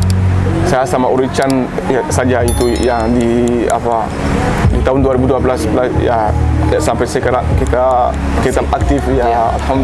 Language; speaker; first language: Indonesian; non-native, learner; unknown